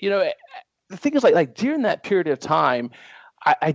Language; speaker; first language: English; native; English